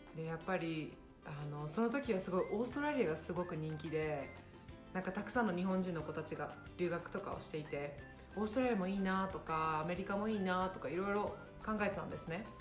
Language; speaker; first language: Japanese; early bilingual, other home language; Hindi